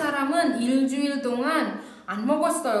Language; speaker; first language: Korean; non-native, fluent; Indonesian